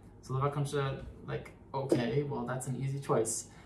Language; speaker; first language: Norwegian; non-native, fluent; English